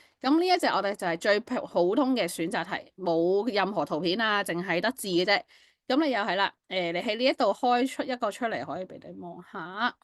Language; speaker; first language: Cantonese; native; Cantonese